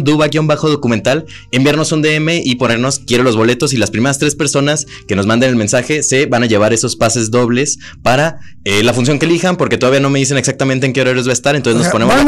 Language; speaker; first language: Spanish; native; Spanish